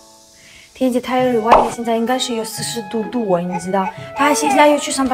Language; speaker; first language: Chinese; non-native, learner; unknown